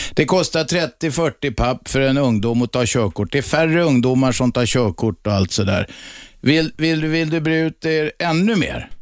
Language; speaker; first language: Swedish; native; Swedish